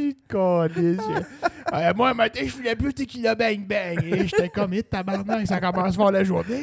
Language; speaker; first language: French; native; French